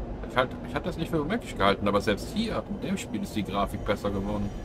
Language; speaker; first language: German; native; German